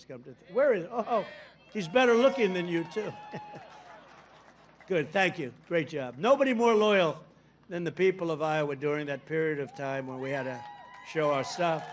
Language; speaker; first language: English; native; English